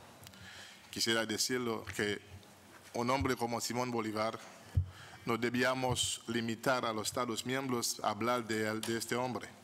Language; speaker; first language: Spanish; non-native, fluent; Haitian Creole